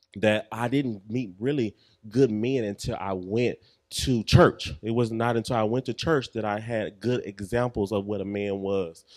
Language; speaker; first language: English; native; English